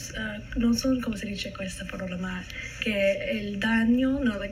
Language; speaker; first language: Italian; non-native, learner; English